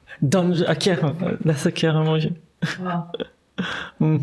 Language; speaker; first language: French; non-native, fluent; Portuguese